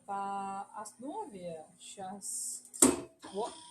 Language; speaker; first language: Russian; non-native, learner; Chinese